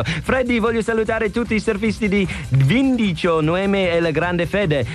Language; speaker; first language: Italian; non-native, fluent; English